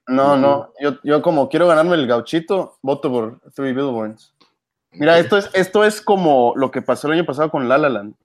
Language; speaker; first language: Spanish; native; Spanish